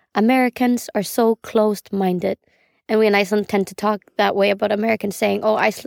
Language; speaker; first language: English; non-native, fluent; Icelandic